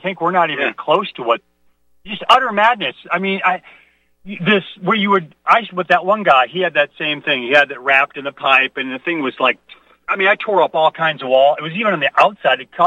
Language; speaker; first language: English; native; English